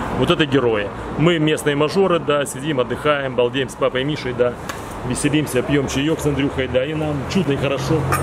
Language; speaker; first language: Russian; native; Russian